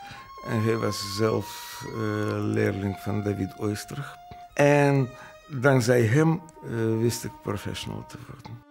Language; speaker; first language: Dutch; non-native, fluent; Russian